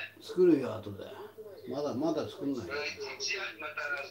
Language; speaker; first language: Japanese; native; Japanese